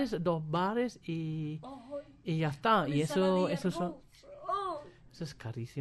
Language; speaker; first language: Spanish; non-native, fluent; German